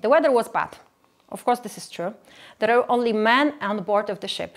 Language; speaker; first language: English; non-native, fluent; Polish